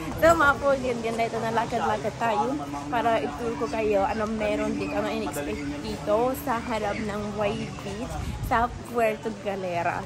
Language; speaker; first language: Filipino; non-native, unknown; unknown